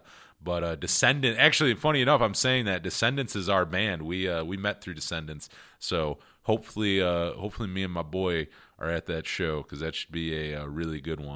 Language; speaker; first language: English; native; English